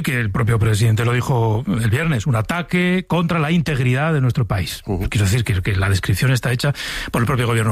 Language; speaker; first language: Spanish; native; Spanish